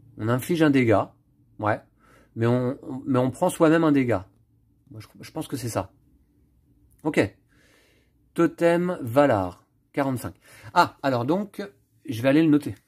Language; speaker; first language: French; native; French